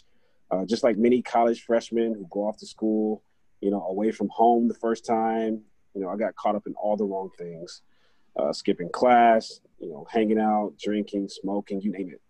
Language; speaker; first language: English; native; English